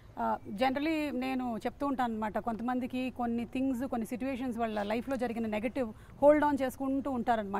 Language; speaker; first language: Telugu; native; Telugu